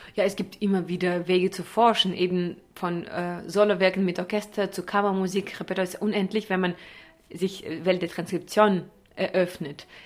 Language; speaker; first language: German; non-native, fluent; Russian